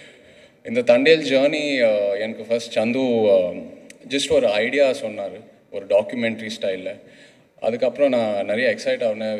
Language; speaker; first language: Tamil; non-native, local second language; Telugu